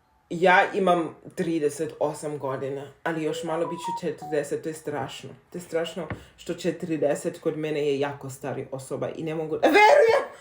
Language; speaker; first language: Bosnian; non-native, learner; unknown